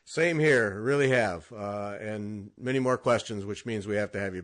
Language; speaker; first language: English; native; English